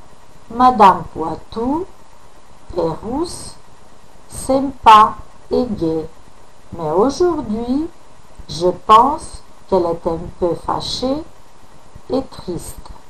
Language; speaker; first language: French; non-native, fluent; Macedonian